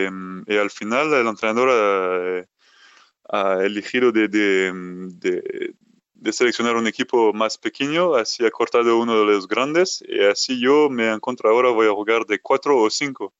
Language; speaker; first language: Spanish; non-native, fluent; French